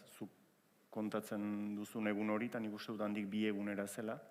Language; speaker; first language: Basque; native; Basque